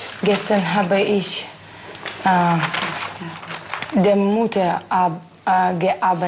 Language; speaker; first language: German; non-native, learner; Russian